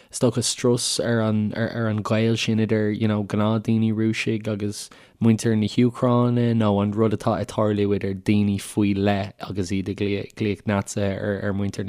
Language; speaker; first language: Irish; native; Irish